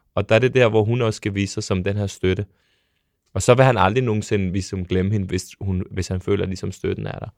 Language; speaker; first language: Danish; early bilingual, other home language; Serbian